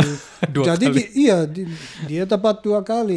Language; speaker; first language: Indonesian; non-native, learner; German